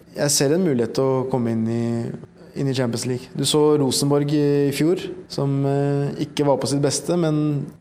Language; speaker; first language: Norwegian; early bilingual, other home language; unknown